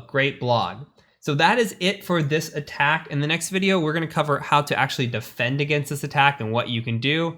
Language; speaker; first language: English; native; English